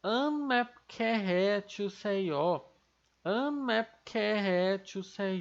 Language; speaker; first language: Korean; non-native, fluent; Portuguese